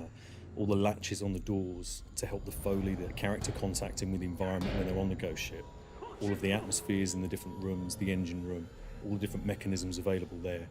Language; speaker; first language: English; native; English